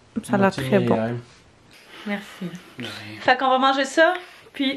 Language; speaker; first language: French; native; French